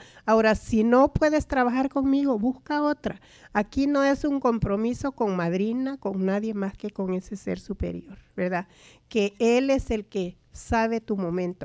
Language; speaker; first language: Spanish; native; Spanish